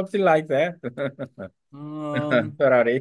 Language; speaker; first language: English; non-native, learner; Vietnamese